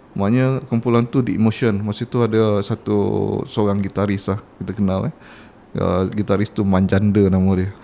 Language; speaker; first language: Malay; native; Malay